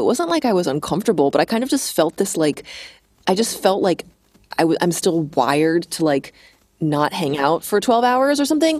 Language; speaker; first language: English; native; English